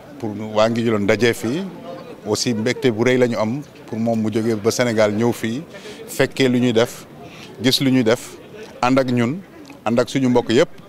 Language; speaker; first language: Wolof; non-native, local second language; Fula